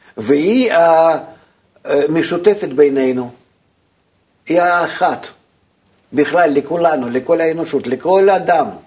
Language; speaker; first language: Hebrew; native; Hebrew